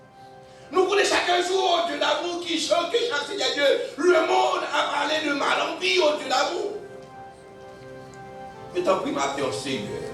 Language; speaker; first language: French; non-native, local second language; Haitian Creole